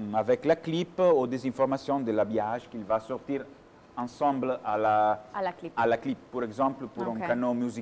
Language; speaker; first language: French; non-native, fluent; Italian